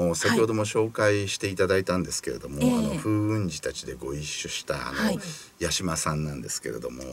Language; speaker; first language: Japanese; native; Japanese